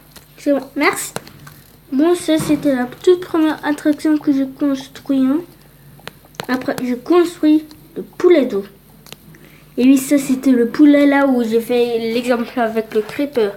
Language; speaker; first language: French; early bilingual, other home language; Polish